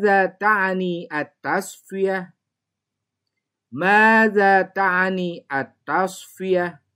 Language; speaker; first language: Arabic; non-native, learner; Indonesian